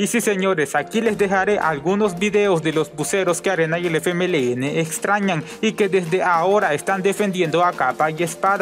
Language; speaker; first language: Spanish; native; Spanish